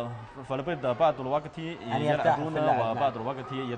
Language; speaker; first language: Arabic; non-native, learner; Chinese